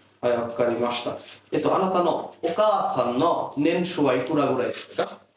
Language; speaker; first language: Japanese; non-native, fluent; Bangla